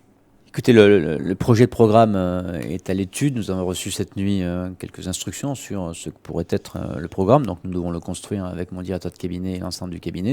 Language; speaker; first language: French; native; French